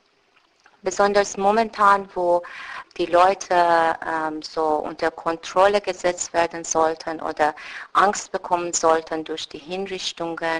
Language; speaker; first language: German; non-native, fluent; Persian